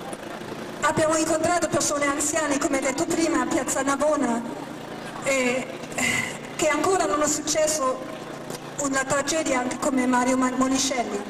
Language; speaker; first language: Italian; non-native, fluent; German